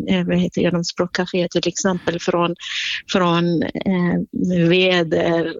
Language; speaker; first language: Swedish; non-native, fluent; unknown